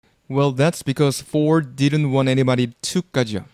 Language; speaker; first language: English; non-native, fluent; Korean